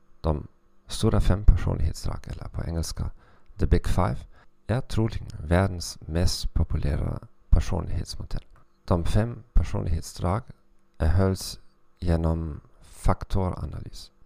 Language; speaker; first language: Swedish; non-native, fluent; German